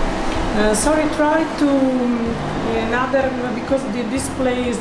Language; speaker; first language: English; non-native, learner; Italian